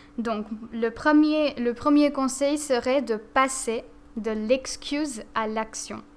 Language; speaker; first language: French; non-native, fluent; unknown